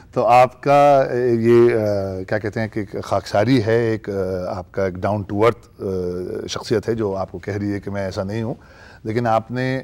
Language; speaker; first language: Urdu; native; Urdu